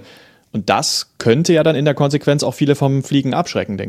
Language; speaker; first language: German; native; German